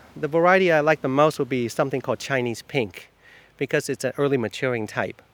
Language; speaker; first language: English; non-native, fluent; Chinese